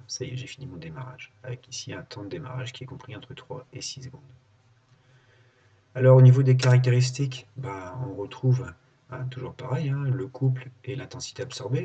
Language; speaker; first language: French; native; French